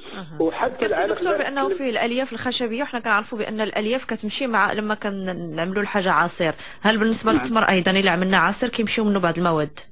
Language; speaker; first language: Arabic; native; Arabic